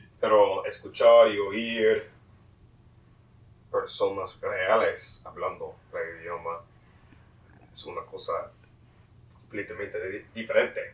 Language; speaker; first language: Spanish; non-native, learner; English